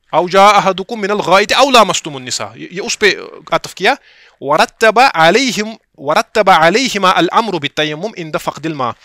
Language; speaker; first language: Urdu; non-native, local second language; Kashmiri